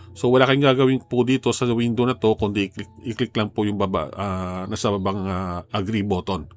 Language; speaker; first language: Filipino; native; Filipino